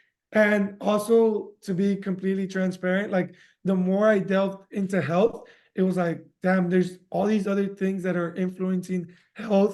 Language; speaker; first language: English; early bilingual, other home language; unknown